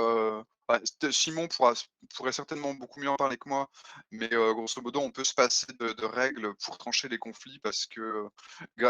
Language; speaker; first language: French; native; French